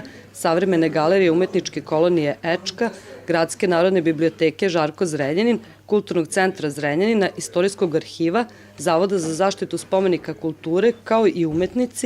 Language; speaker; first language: Serbian; native; Serbian